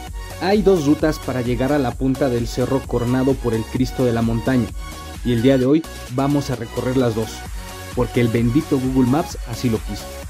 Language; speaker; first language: Spanish; native; Spanish